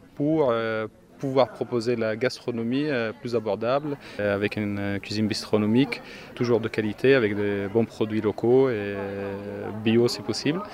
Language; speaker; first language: French; non-native, fluent; Arabic